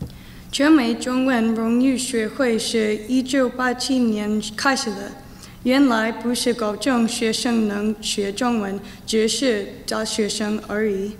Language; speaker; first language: Chinese; non-native, learner; English